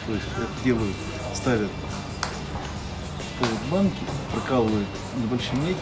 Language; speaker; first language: Russian; native; Russian